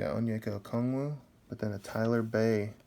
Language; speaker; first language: English; native; English